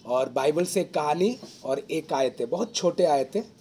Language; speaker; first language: Hindi; non-native, local second language; Odia